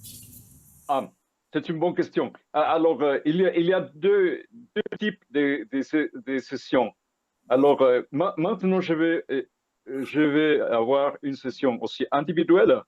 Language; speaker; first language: French; non-native, fluent; Spanish